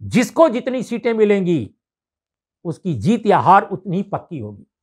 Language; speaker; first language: Hindi; native; Hindi